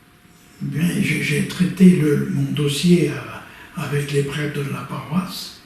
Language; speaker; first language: French; native; French